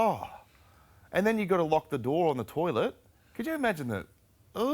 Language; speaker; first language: English; native; English